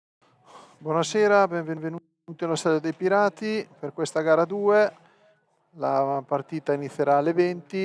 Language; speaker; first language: Italian; native; Italian